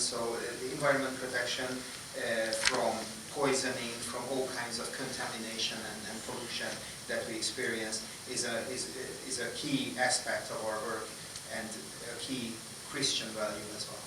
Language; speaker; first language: English; non-native, fluent; Hungarian